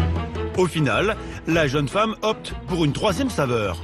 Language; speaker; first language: French; native; French